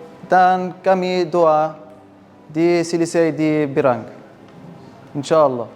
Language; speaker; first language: Indonesian; non-native, learner; Arabic